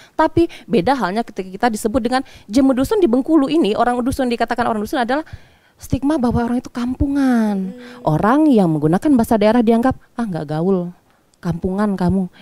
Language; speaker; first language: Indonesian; non-native, local second language; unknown